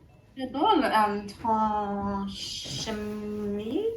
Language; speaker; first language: French; non-native, learner; English